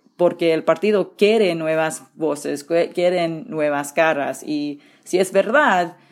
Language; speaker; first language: Spanish; early bilingual, heritage; Spanish